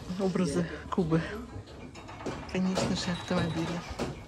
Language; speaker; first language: Russian; native; Russian